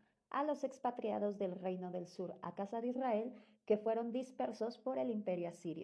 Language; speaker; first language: Spanish; native; Spanish